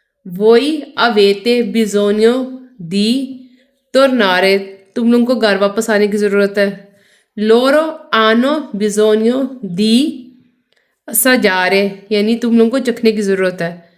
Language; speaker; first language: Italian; non-native, fluent; Urdu